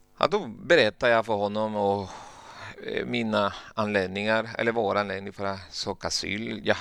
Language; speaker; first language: Swedish; non-native, fluent; Spanish